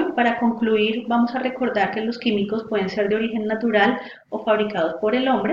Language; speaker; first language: Spanish; native; Spanish